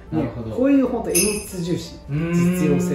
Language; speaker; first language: Japanese; native; Japanese